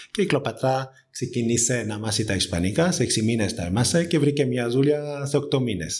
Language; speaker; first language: Greek; non-native, fluent; French